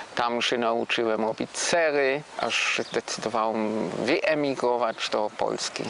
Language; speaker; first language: Polish; non-native, learner; Swiss German